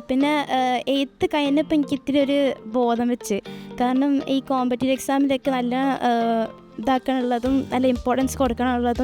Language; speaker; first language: Malayalam; early bilingual, heritage; Malayalam